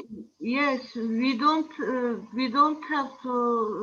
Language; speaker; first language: English; non-native, learner; Turkish